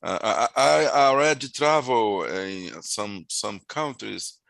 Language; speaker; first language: English; non-native, learner; Portuguese